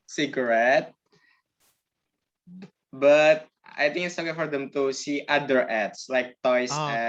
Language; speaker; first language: English; non-native, learner; Indonesian